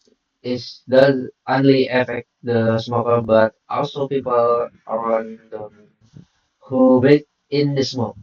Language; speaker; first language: English; non-native, learner; Indonesian